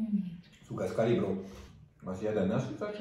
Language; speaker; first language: Indonesian; non-native, learner; French